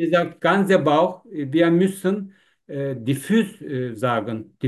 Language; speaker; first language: German; non-native, learner; Turkish